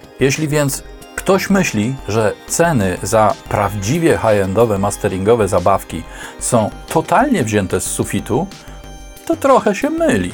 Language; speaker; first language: Polish; native; Polish